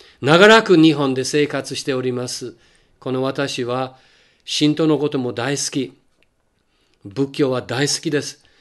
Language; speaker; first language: Japanese; non-native, fluent; English